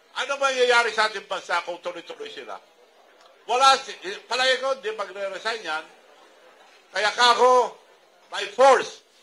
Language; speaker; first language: Filipino; non-native, local second language; Iloko